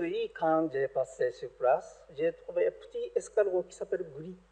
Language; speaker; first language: French; non-native, learner; Japanese